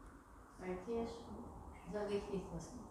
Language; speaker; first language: German; non-native, learner; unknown